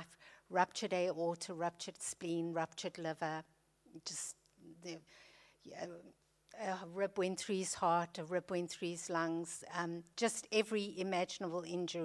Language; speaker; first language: English; native; English